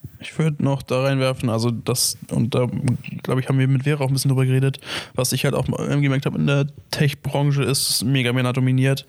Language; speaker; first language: German; native; German